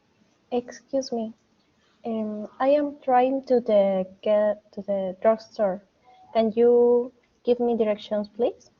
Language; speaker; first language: English; non-native, learner; Spanish